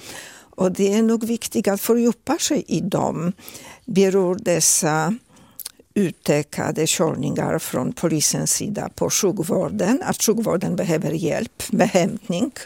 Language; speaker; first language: Swedish; non-native, fluent; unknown